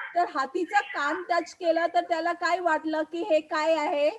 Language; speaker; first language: Marathi; non-native, local second language; Hindi